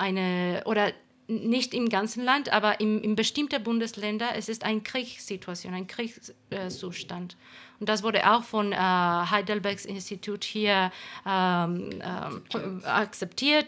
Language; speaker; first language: German; non-native, fluent; Spanish